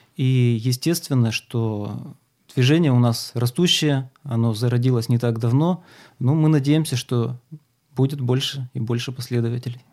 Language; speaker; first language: Russian; native; Russian